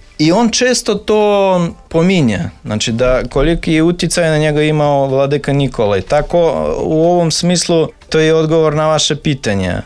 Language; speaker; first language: Serbian; non-native, fluent; Russian